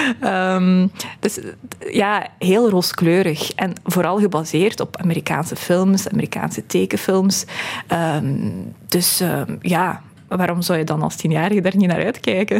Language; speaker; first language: Dutch; early bilingual, other home language; Russian